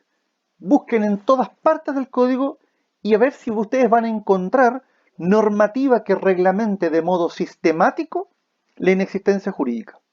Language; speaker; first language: Spanish; native; Spanish